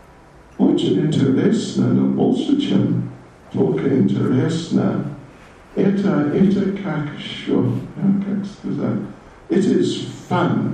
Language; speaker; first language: Russian; non-native, learner; English